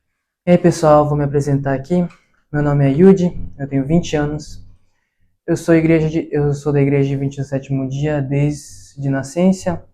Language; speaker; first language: Portuguese; early bilingual, heritage; Portuguese